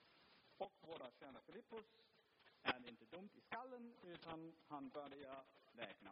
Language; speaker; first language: Swedish; non-native, fluent; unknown